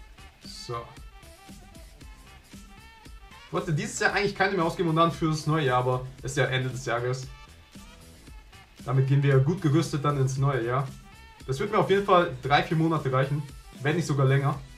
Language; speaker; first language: German; native; German